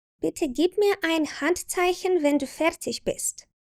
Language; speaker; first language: German; non-native, fluent; Ukrainian